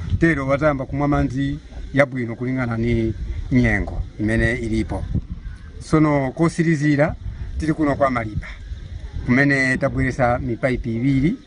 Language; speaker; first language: Nyanja; non-native, local second language; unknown